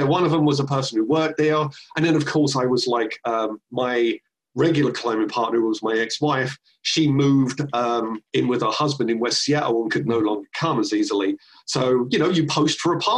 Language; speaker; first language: English; native; English